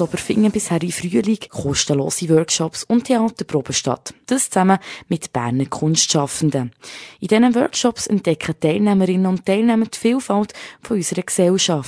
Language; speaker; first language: German; native; German